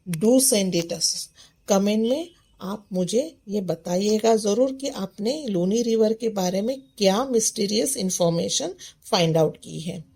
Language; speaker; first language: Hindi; non-native, local second language; Marathi